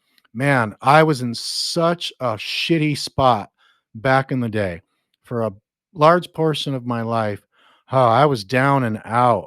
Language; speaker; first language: English; native; English